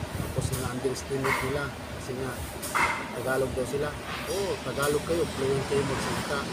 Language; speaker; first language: Filipino; non-native, local second language; Cebuano